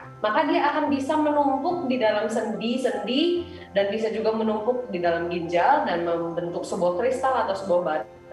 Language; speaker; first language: Indonesian; native; Indonesian